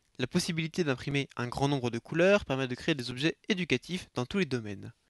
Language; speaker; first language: French; native; French